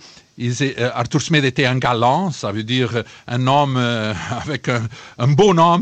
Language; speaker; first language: French; non-native, fluent; Portuguese